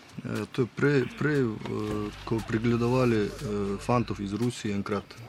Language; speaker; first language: Slovenian; non-native, learner; Russian